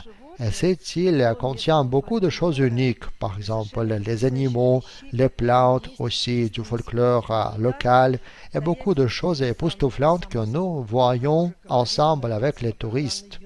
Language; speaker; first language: French; non-native, fluent; Russian